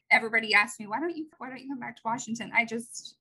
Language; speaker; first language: English; native; English